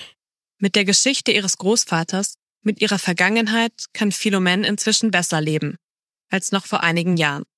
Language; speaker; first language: German; native; German